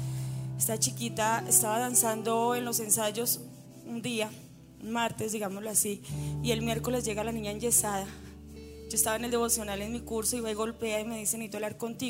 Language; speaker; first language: Spanish; native; Spanish